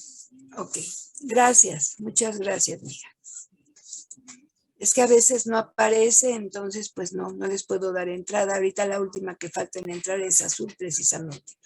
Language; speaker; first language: Spanish; native; Spanish